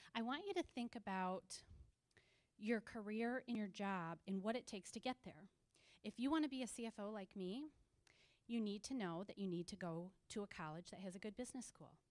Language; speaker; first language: English; native; English